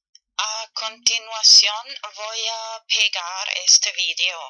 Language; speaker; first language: Spanish; non-native, fluent; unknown